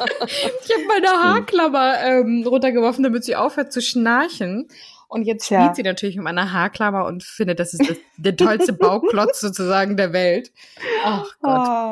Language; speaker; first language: German; native; German